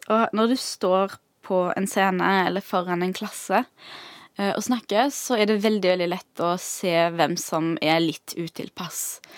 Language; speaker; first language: Norwegian; early bilingual, other home language; Arabic